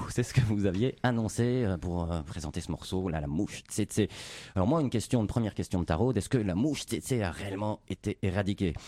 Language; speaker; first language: French; native; French